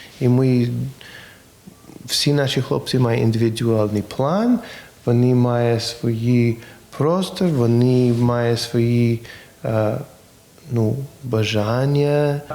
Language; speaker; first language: Ukrainian; non-native, learner; English